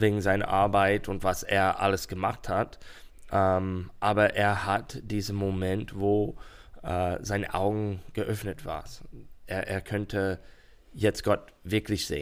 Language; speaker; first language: German; non-native, fluent; English